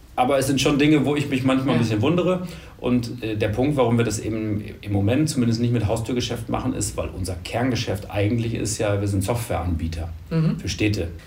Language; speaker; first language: German; native; German